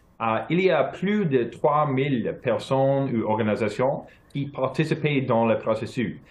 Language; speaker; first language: French; non-native, local second language; English